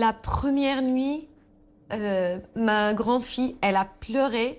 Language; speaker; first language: French; non-native, fluent; Assyrian Neo-Aramaic